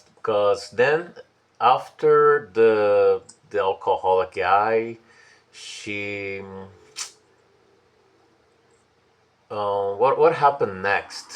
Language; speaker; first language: English; non-native, fluent; Portuguese